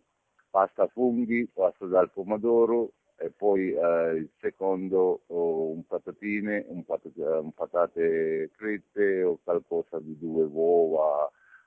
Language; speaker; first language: Italian; non-native, learner; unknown